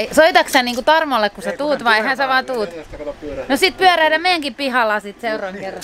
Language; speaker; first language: Finnish; native; Finnish